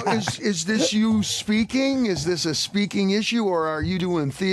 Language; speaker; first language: English; native; English